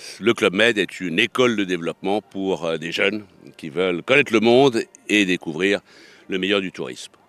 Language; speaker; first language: French; native; French